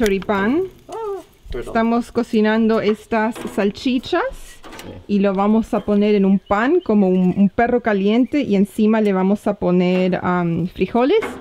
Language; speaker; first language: Spanish; native; Spanish